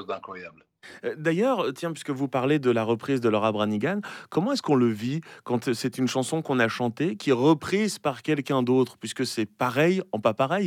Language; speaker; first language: French; native; French